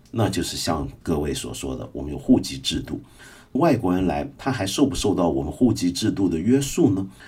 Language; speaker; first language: Chinese; non-native, local second language; Cantonese